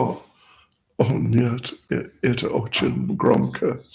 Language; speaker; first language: Russian; non-native, learner; English